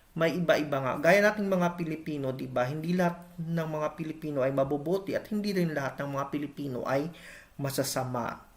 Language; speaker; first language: Filipino; non-native, local second language; Hiligaynon